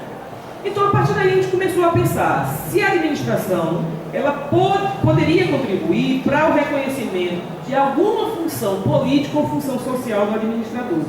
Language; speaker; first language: Portuguese; native; Portuguese